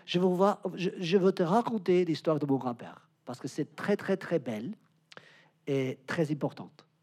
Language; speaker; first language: French; non-native, learner; Spanish